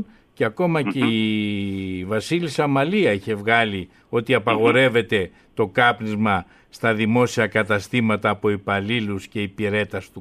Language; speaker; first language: Greek; native; Greek